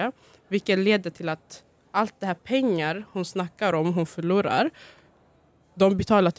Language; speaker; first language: Swedish; early bilingual, other home language; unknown